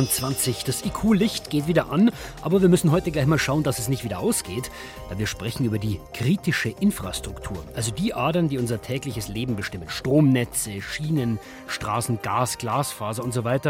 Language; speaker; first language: German; native; German